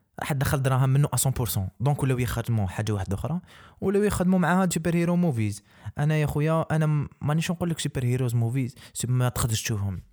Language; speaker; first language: Arabic; native; Arabic